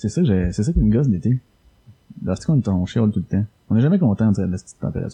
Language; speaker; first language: French; native; French